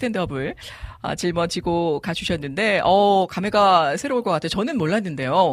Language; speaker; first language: Korean; native; Korean